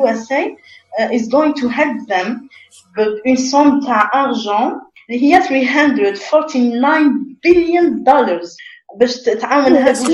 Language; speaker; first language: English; non-native, local second language; Arabic